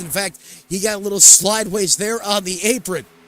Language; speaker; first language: English; native; English